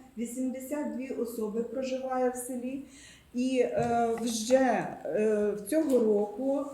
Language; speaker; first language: Ukrainian; native; Ukrainian